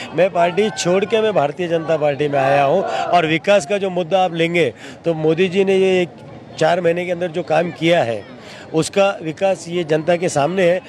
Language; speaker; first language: Hindi; non-native, local second language; Marathi